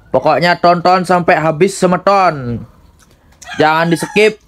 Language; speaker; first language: Indonesian; non-native, local second language; Balinese